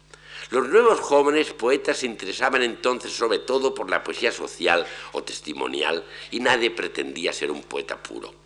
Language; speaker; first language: Spanish; native; Spanish